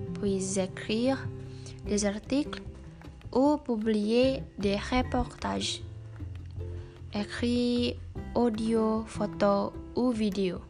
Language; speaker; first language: French; non-native, learner; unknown